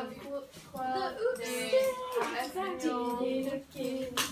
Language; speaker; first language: Spanish; non-native, learner; English